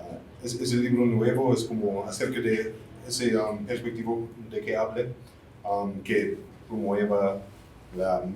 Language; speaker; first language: Spanish; non-native, fluent; English